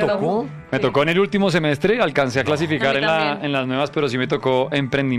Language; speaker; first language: Spanish; native; Spanish